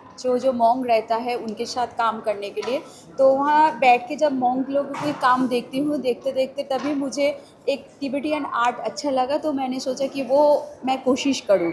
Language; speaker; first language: Hindi; non-native, local second language; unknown